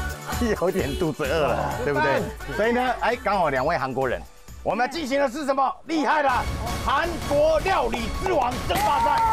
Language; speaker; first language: Chinese; native; Chinese